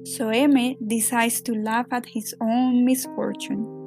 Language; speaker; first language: English; non-native, fluent; Spanish